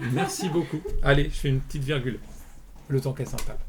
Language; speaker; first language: French; native; French